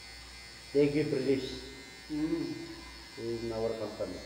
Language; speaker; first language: English; non-native, local second language; Filipino